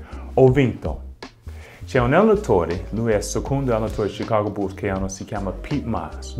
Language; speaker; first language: Italian; non-native, fluent; English